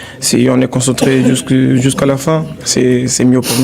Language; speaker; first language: French; non-native, fluent; Portuguese